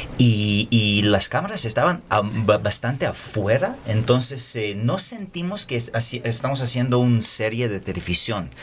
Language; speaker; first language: Spanish; non-native, fluent; Hebrew